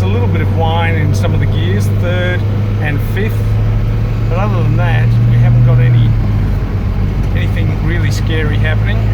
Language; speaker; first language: English; native; English